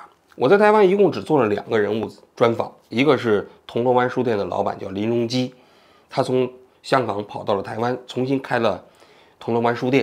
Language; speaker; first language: Chinese; native; Chinese